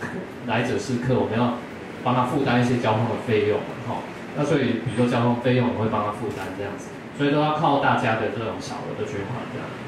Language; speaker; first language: Chinese; native; Chinese